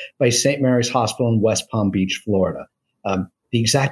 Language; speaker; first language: English; native; English